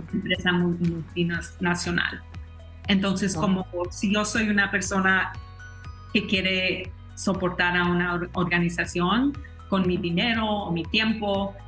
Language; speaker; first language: Spanish; early bilingual, heritage; Spanish